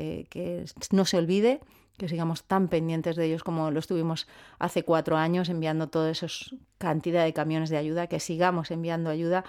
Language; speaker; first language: Spanish; native; Spanish